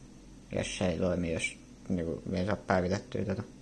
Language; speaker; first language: Finnish; non-native, learner; English